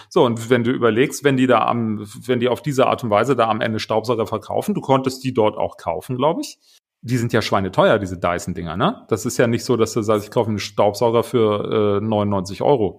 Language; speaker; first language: German; native; German